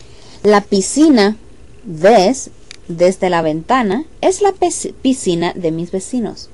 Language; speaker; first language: Spanish; non-native, fluent; English